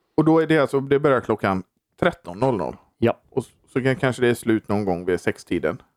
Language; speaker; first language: Swedish; native; Swedish